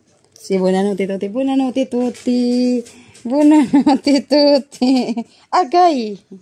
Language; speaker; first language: Italian; non-native, fluent; Filipino